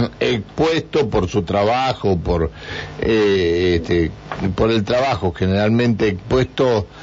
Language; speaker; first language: Spanish; native; Spanish